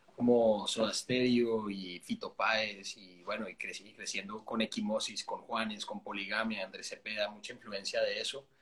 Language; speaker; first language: Spanish; native; Spanish